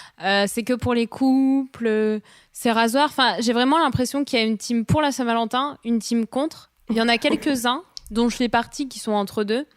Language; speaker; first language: French; native; French